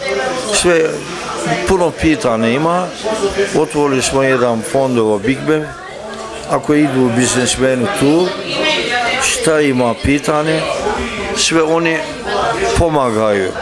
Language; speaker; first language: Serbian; early bilingual, heritage; Turkish